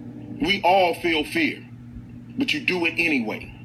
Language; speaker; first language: English; native; English